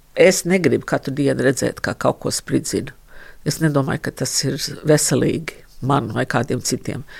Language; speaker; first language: Latvian; early bilingual, heritage; Latvian